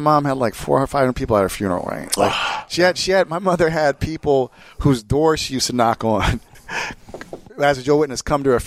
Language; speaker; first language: English; native; English